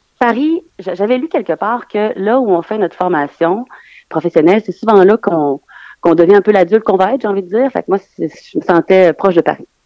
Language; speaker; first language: French; native; French